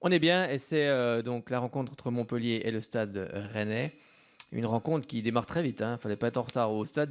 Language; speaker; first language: French; native; French